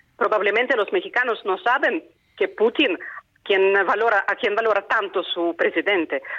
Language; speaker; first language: Spanish; non-native, fluent; Ukrainian